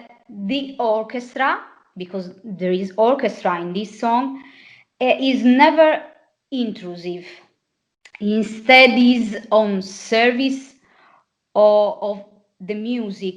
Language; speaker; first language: English; non-native, fluent; Italian